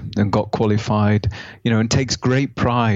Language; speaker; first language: English; native; English